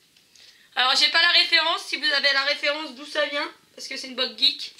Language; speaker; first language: French; native; French